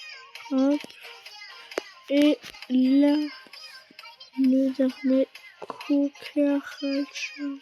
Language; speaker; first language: French; native; French